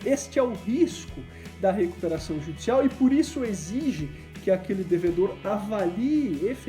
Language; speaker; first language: Portuguese; native; Portuguese